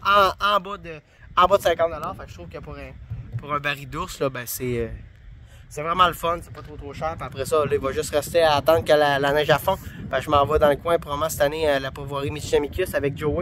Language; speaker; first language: French; native; French